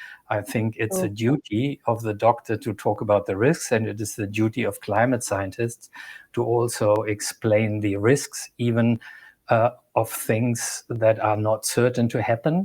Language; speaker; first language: English; non-native, fluent; German